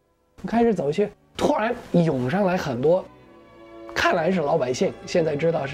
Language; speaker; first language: Chinese; non-native, fluent; English